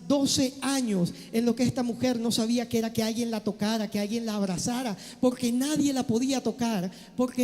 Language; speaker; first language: Spanish; native; Spanish